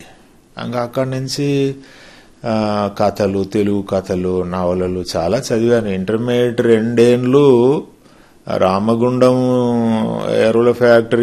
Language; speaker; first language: Telugu; native; Telugu